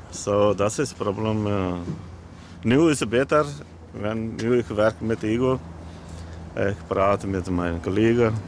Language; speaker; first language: Dutch; non-native, learner; Punjabi